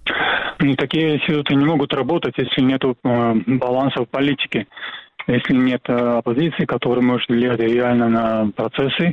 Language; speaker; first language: Russian; non-native, local second language; Georgian